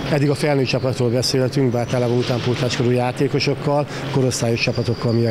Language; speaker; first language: Hungarian; native; Hungarian